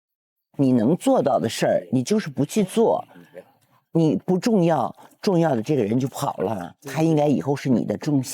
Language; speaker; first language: Chinese; native; Chinese